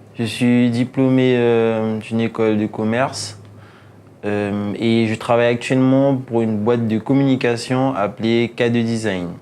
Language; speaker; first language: French; native; French